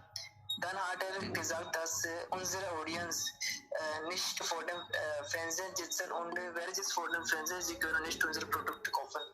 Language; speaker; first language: German; non-native, learner; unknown